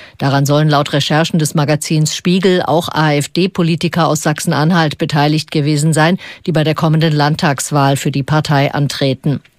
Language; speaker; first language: German; native; German